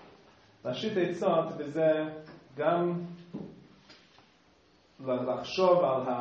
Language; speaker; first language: Hebrew; non-native, fluent; English